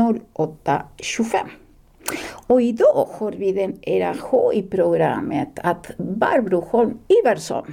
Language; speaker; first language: Swedish; non-native, fluent; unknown